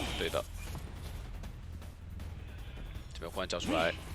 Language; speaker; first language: Chinese; native; Chinese